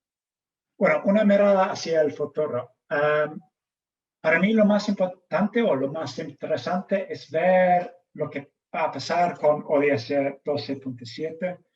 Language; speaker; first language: Spanish; non-native, fluent; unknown